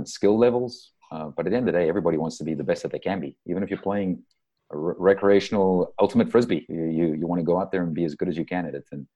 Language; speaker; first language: English; native; English